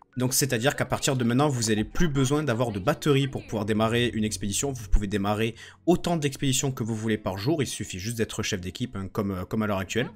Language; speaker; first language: French; native; French